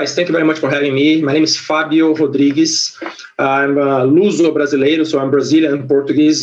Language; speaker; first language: English; non-native, fluent; Portuguese